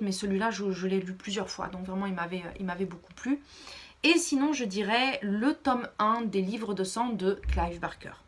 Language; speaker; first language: French; native; French